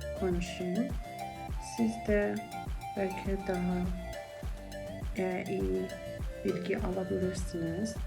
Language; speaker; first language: Turkish; non-native, learner; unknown